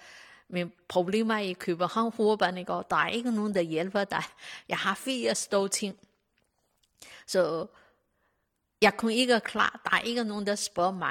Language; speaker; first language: Danish; non-native, learner; Chinese